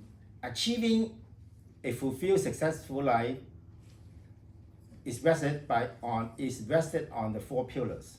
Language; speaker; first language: English; non-native, fluent; Vietnamese